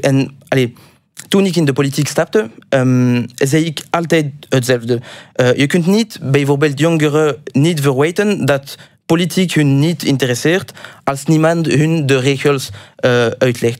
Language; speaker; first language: Dutch; non-native, local second language; French